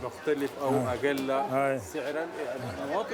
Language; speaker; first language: Arabic; native; Arabic